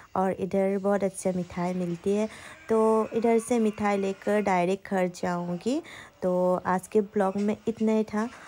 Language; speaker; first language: Hindi; non-native, local second language; Assamese